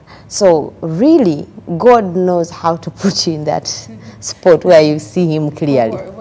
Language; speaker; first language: English; non-native, local second language; Ganda